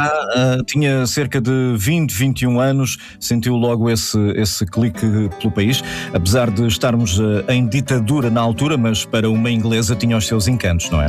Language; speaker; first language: Portuguese; native; Portuguese